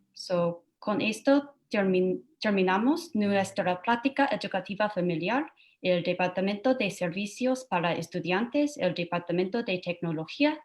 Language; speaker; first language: Spanish; non-native, fluent; English